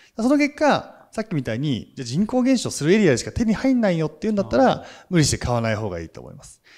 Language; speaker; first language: Japanese; native; Japanese